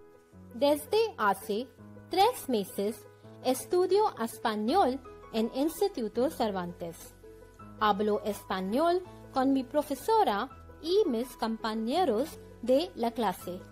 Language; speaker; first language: Spanish; non-native, learner; Hindi